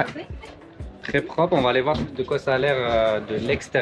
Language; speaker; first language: French; native; French